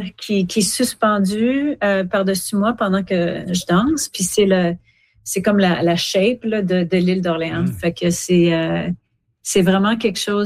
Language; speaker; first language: French; native; French